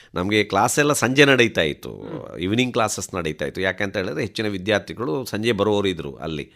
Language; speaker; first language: Kannada; non-native, local second language; Tulu